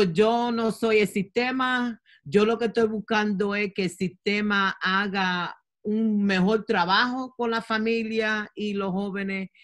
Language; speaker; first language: Spanish; early bilingual, heritage; Spanish